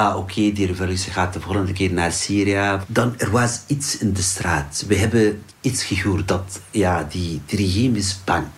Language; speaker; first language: Dutch; non-native, learner; Arabic